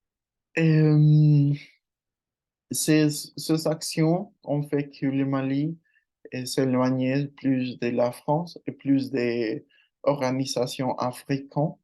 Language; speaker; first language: French; non-native, learner; Spanish